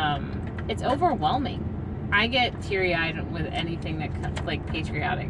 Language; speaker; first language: English; native; English